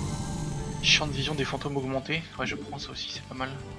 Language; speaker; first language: French; native; French